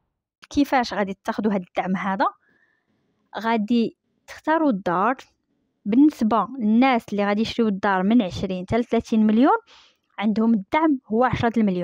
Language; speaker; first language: Arabic; native; Arabic